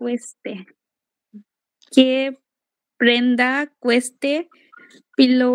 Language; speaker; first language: Italian; non-native, learner; Bangla